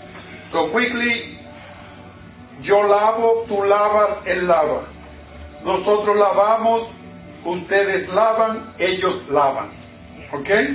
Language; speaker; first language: Spanish; non-native, fluent; English